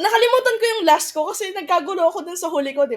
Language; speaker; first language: Filipino; native; Filipino